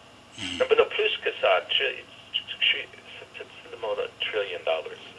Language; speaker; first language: French; non-native, fluent; English